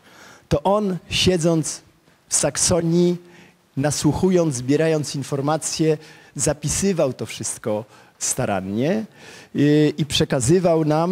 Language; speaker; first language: Polish; native; Polish